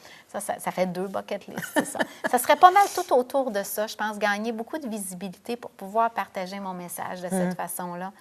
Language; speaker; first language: French; native; French